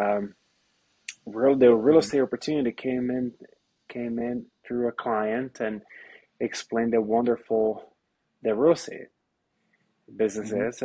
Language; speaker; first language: English; non-native, fluent; Portuguese